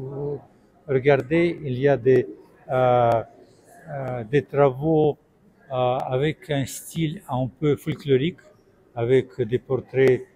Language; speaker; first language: French; non-native, fluent; Russian